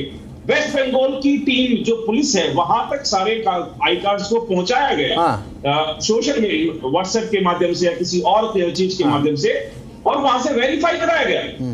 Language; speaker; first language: Hindi; native; Hindi